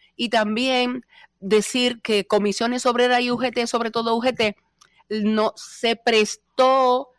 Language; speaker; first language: Spanish; native; Spanish